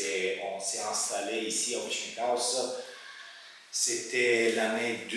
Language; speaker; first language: French; non-native, fluent; Italian